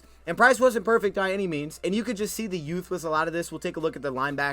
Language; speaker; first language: English; native; English